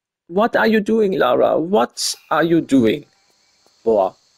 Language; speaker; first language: English; non-native, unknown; German